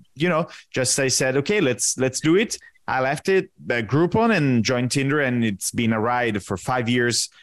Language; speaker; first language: English; non-native, fluent; Italian